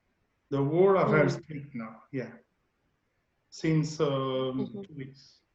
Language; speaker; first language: English; non-native, learner; French